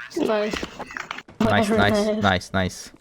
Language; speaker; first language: English; non-native, learner; Turkish